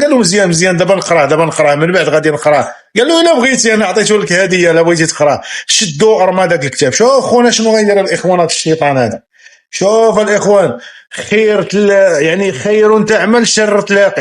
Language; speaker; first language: Arabic; native; Arabic